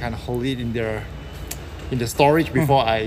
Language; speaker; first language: English; non-native, local second language; Chinese